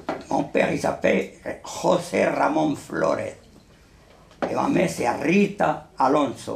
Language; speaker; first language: French; early bilingual, other home language; Spanish